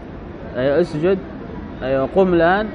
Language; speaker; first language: Arabic; native; Arabic